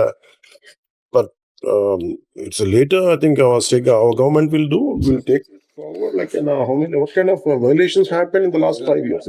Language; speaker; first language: English; non-native, local second language; Telugu